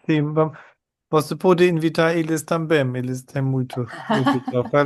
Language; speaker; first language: Portuguese; non-native, learner; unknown